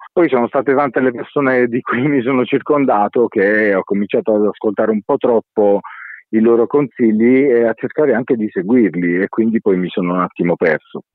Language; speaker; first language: Italian; native; Italian